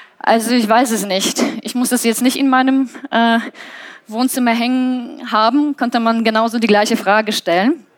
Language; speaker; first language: German; non-native, fluent; Polish